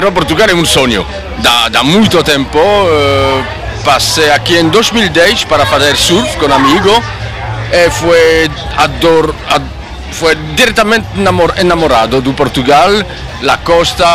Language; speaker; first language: Portuguese; non-native, learner; French